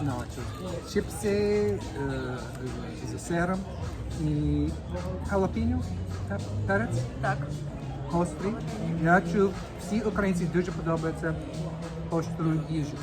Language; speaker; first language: Ukrainian; non-native, learner; English